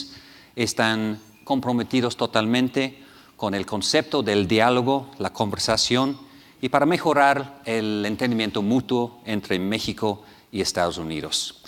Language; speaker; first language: Spanish; non-native, fluent; English